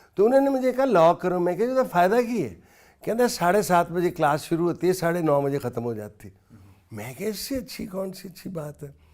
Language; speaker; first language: Urdu; non-native, local second language; Punjabi